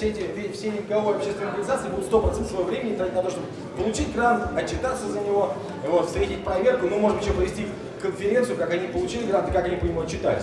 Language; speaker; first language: Russian; native; Russian